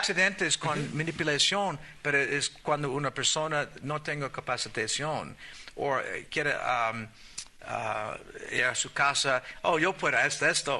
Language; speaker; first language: Spanish; non-native, learner; English